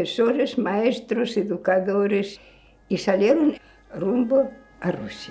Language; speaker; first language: Spanish; early bilingual, heritage; Spanish